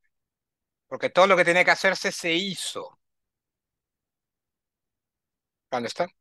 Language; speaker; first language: Spanish; native; Spanish